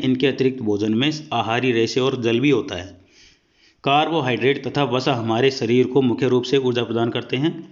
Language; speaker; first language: Hindi; native; Hindi